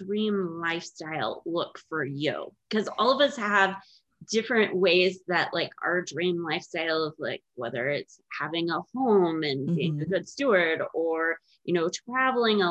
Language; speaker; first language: English; native; English